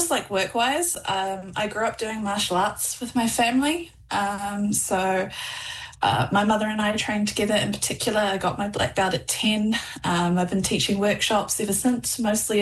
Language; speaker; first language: English; native; English